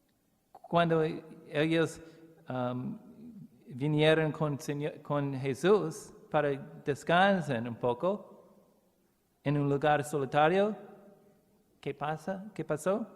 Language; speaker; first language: Spanish; non-native, learner; English